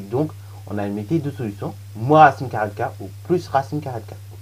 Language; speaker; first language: French; native; French